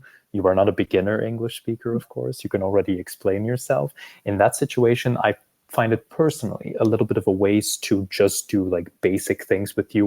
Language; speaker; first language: English; non-native, fluent; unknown